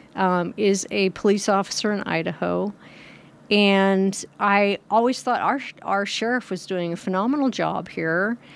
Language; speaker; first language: English; native; English